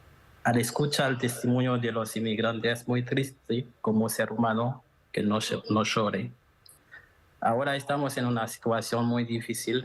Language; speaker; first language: Spanish; non-native, fluent; Haitian Creole